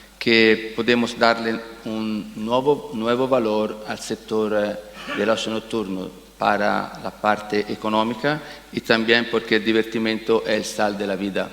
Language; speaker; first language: Spanish; non-native, learner; Italian